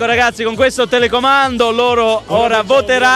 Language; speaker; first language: Italian; native; Italian